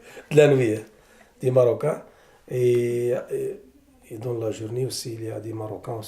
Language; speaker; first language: French; non-native, learner; Arabic